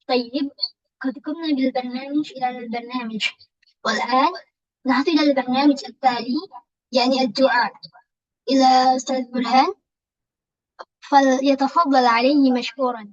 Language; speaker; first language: Arabic; non-native, learner; Indonesian